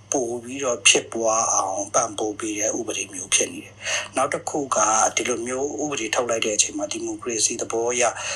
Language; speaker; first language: Burmese; native; Burmese